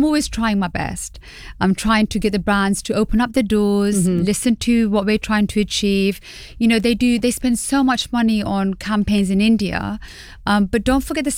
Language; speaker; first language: English; native; English